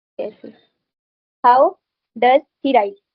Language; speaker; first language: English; non-native, learner; Hindi